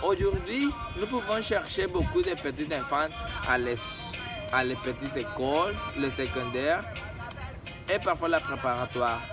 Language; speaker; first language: French; non-native, learner; Spanish